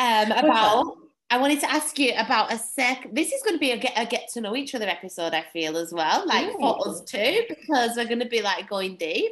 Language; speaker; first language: English; native; English